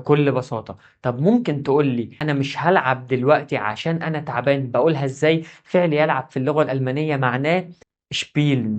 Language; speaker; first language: Arabic; native; Arabic